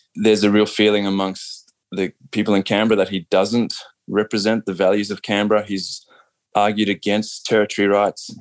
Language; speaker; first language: English; native; English